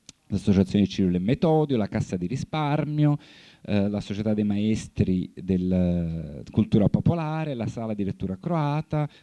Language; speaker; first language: Italian; native; Italian